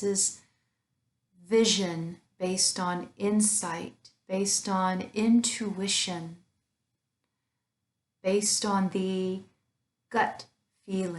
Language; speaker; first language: English; native; English